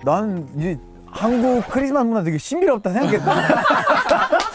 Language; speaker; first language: Korean; non-native, fluent; Spanish